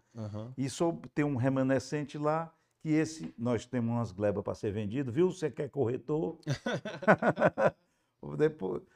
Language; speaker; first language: Portuguese; native; Portuguese